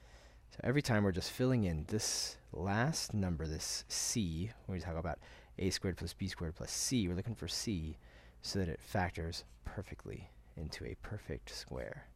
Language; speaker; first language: English; native; English